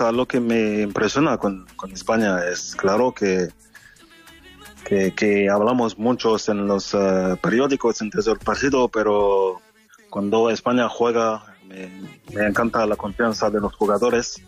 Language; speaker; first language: Spanish; non-native, learner; French